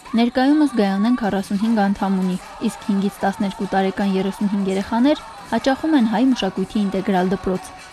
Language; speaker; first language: Armenian; native; Armenian